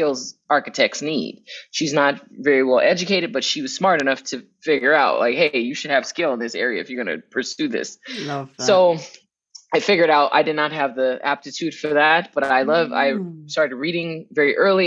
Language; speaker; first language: English; native; English